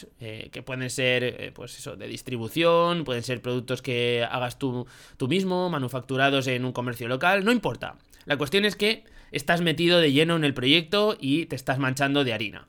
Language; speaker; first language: Spanish; native; Spanish